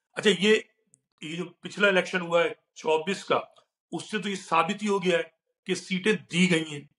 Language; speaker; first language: Urdu; native; Urdu